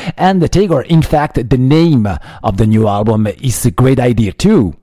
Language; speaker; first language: English; non-native, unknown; French